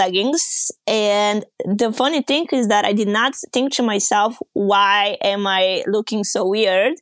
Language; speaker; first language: English; non-native, fluent; Bulgarian